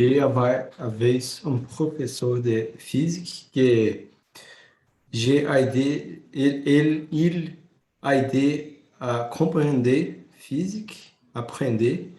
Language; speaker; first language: French; non-native, learner; Portuguese